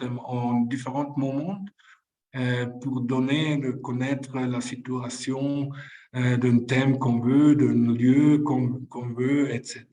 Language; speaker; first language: French; non-native, fluent; Spanish